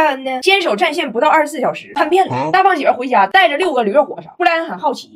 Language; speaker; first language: Chinese; native; Chinese